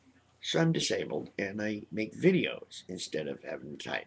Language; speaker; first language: English; native; English